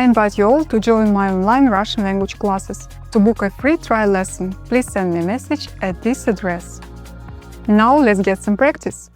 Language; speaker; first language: English; non-native, fluent; Russian